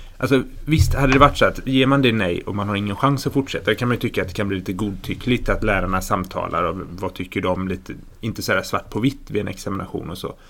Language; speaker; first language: Swedish; native; Swedish